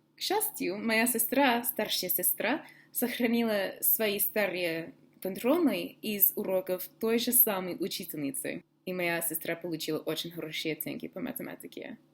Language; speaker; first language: Russian; non-native, fluent; English